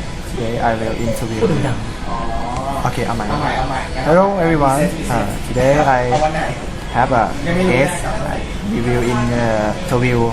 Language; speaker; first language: English; non-native, learner; Thai